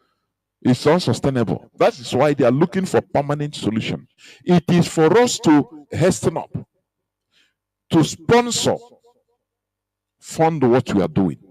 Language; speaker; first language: English; non-native, local second language; Igbo